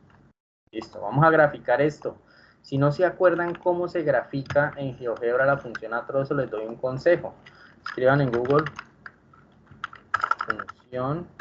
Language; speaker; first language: Spanish; native; Spanish